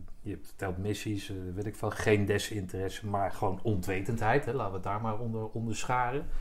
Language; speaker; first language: Dutch; native; Dutch